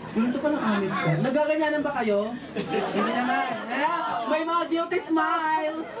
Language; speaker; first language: Filipino; non-native, local second language; Waray